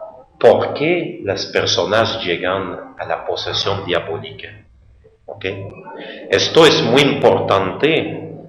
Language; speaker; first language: Spanish; non-native, fluent; French